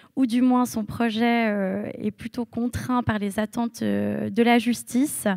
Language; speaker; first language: French; native; French